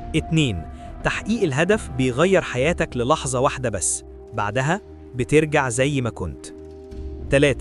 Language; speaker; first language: Arabic; native; Arabic